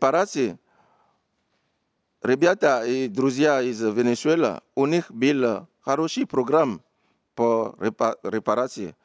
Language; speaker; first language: Russian; non-native, fluent; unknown